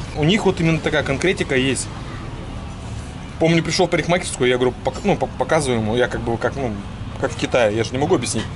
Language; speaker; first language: Russian; native; Russian